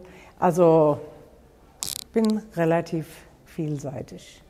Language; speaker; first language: German; native; German